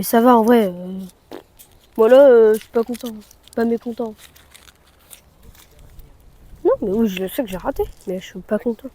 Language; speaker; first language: French; native; French